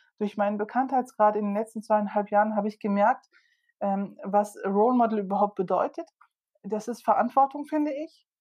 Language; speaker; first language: German; early bilingual, other home language; Turkish